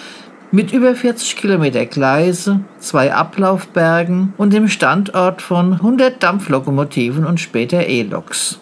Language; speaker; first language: German; native; German